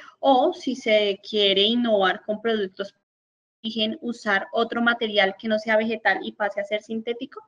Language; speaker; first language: Spanish; native; Spanish